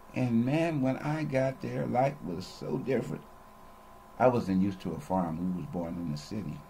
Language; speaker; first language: English; native; English